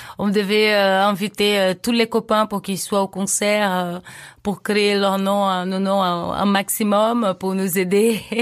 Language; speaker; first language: French; non-native, fluent; Portuguese